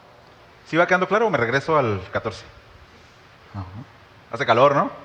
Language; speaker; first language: Spanish; native; Spanish